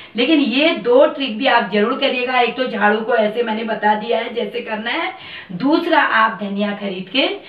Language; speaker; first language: Hindi; native; Hindi